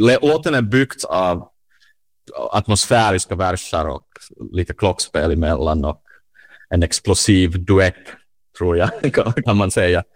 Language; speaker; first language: Swedish; non-native, learner; Finnish